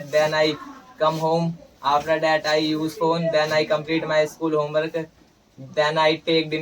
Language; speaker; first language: English; non-native, learner; Hindi